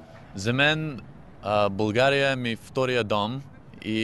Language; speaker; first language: Bulgarian; early bilingual, heritage; English